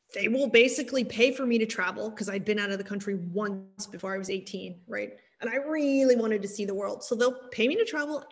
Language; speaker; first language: English; native; English